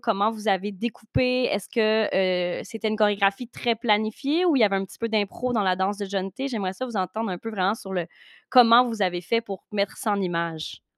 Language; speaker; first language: French; native; French